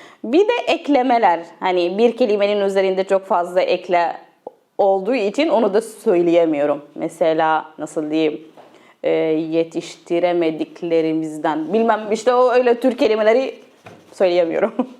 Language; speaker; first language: Turkish; non-native, fluent; Arabic